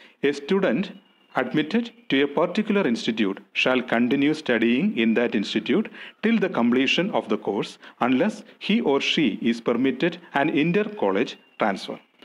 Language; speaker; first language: English; non-native, local second language; Malayalam